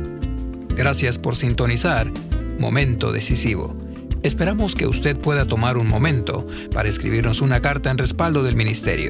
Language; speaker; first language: Spanish; native; Spanish